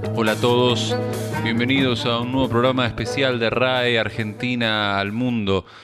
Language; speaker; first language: Spanish; native; Spanish